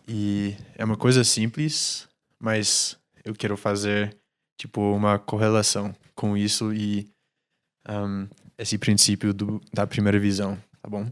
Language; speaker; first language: Portuguese; non-native, fluent; English